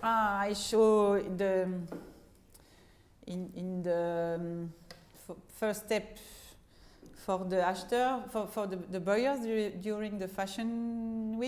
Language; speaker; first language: English; non-native, fluent; French